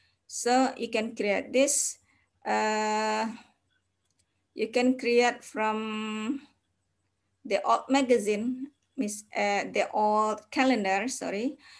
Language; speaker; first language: English; non-native, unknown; Indonesian